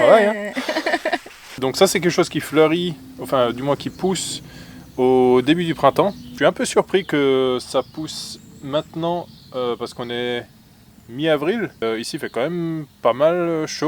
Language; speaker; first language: French; native; French